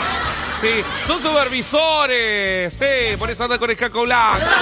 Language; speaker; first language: Spanish; native; Spanish